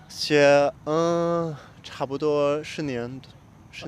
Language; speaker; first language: Chinese; non-native, learner; English